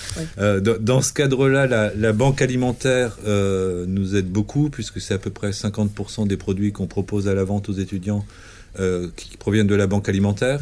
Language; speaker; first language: French; native; French